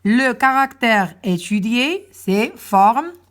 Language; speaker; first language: French; non-native, local second language; Arabic